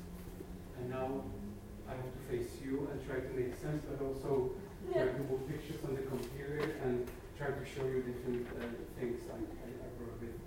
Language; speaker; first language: English; non-native, fluent; Czech